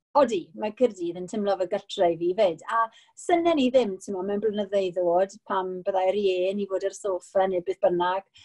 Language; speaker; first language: Welsh; non-native, local second language; English